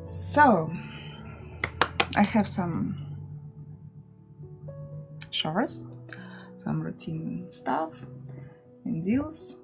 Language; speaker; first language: English; non-native, learner; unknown